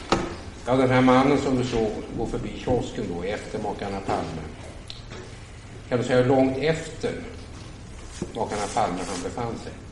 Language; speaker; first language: Swedish; native; Swedish